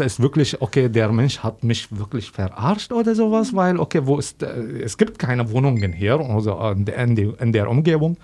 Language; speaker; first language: German; non-native, fluent; Arabic